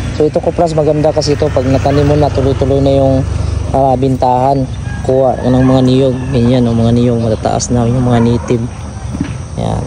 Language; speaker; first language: Filipino; non-native, local second language; Cebuano